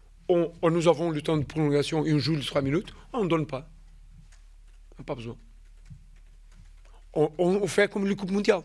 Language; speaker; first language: French; non-native, fluent; Portuguese